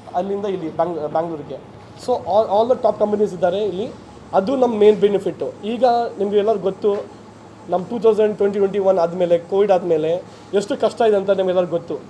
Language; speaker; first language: Kannada; non-native, local second language; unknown